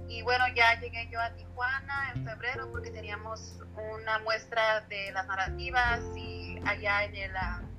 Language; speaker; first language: Spanish; early bilingual, heritage; Spanish